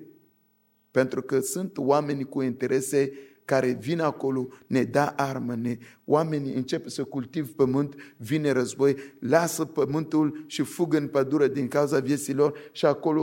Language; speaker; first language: Romanian; non-native, fluent; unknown